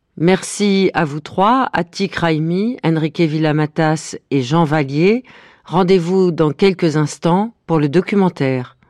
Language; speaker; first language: French; native; French